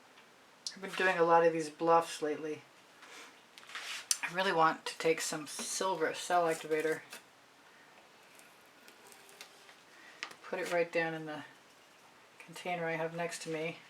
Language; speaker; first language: English; native; English